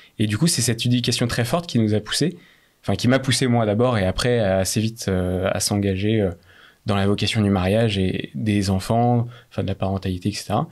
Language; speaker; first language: French; native; French